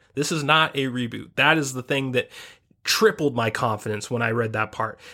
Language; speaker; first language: English; native; English